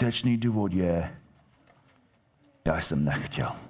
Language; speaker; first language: Czech; non-native, fluent; English